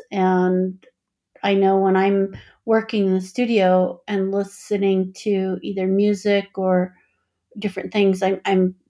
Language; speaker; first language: English; native; English